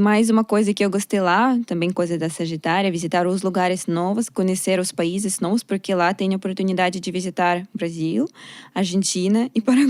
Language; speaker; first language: Portuguese; non-native, learner; Russian